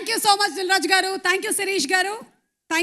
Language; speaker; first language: Telugu; native; Telugu